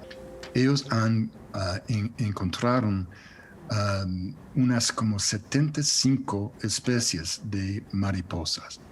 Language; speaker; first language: Spanish; non-native, fluent; English